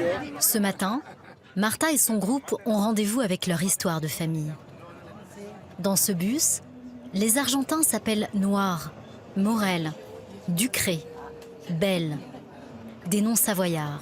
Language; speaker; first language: French; native; French